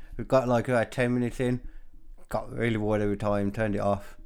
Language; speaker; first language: English; native; English